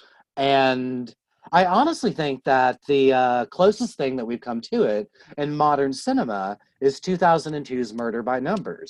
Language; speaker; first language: English; native; English